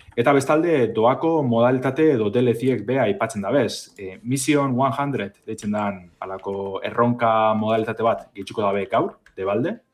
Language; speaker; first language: Basque; native; Basque